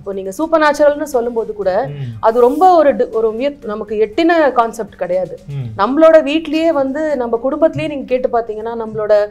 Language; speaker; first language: Tamil; native; Tamil